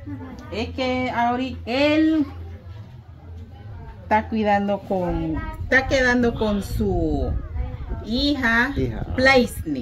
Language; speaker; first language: Spanish; non-native, local second language; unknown